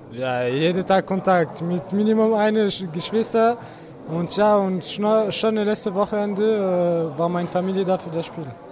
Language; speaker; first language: German; non-native, learner; French